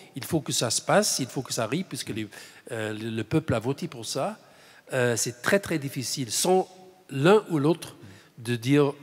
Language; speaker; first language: French; non-native, fluent; English